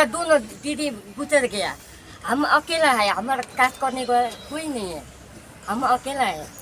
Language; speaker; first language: Hindi; non-native, local second language; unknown